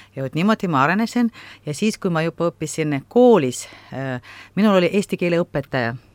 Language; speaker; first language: Estonian; non-native, local second language; Russian